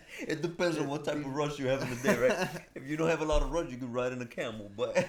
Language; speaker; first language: English; early bilingual, other home language; Spanish